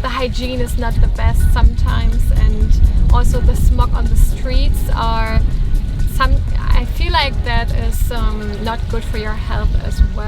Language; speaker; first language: English; non-native, fluent; German